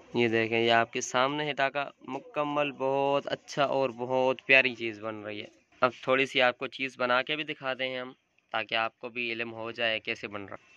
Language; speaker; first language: Urdu; non-native, local second language; Sindhi